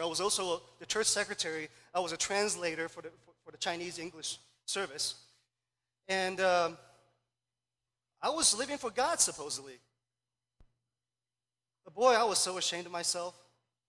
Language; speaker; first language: English; early bilingual, other home language; Chinese